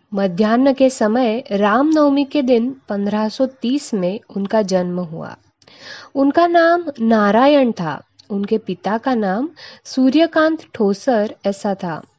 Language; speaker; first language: Hindi; non-native, local second language; Marathi